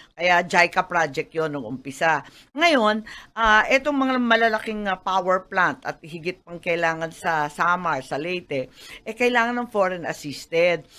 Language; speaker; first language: Filipino; native; Filipino